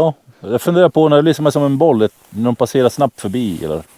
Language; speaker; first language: Swedish; native; Swedish